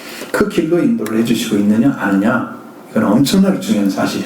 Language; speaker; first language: Korean; native; Korean